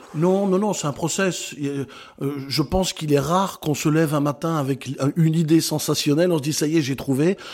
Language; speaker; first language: French; native; French